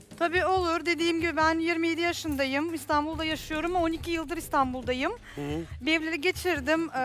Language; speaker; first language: Turkish; non-native, fluent; Russian